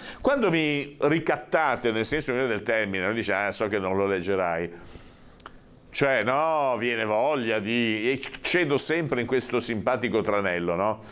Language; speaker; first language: Italian; native; Italian